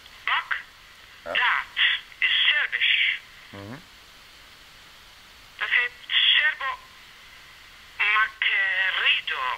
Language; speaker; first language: Dutch; non-native, learner; Serbian